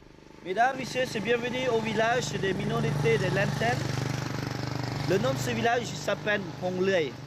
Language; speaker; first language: French; non-native, local second language; Lao